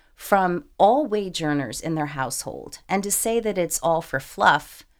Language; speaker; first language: English; native; English